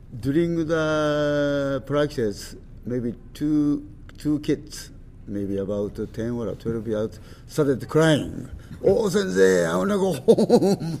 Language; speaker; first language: English; non-native, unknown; Japanese